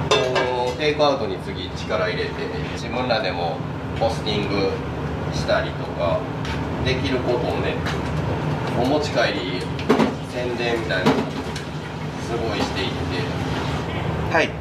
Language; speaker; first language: Japanese; native; Japanese